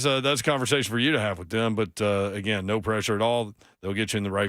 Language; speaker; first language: English; native; English